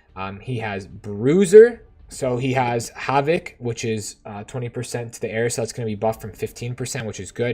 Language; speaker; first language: English; native; English